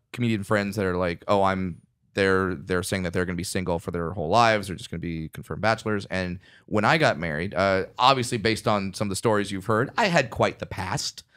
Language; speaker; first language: English; native; English